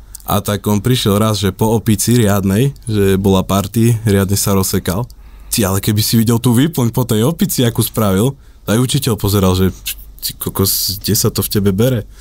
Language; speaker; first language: Slovak; native; Slovak